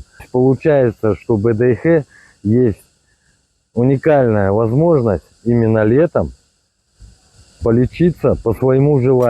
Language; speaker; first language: Russian; native; Russian